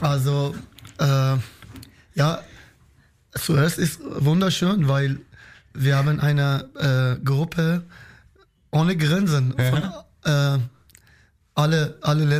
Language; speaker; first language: German; non-native, learner; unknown